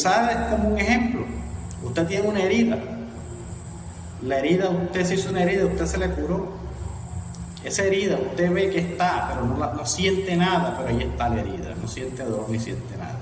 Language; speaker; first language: Spanish; native; Spanish